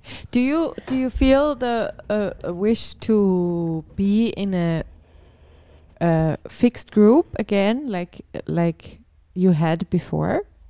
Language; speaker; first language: English; non-native, fluent; German